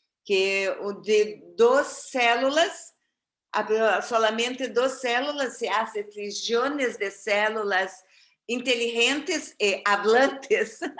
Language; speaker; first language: Spanish; non-native, fluent; Portuguese